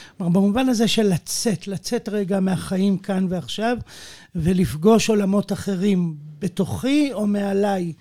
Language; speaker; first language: Hebrew; native; Hebrew